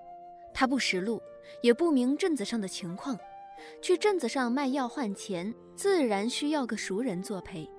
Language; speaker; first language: Chinese; native; Chinese